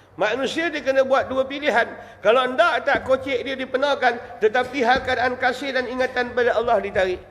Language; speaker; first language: Malay; native; Malay